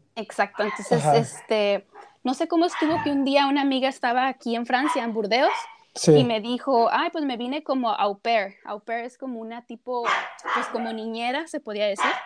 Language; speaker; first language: Spanish; native; Spanish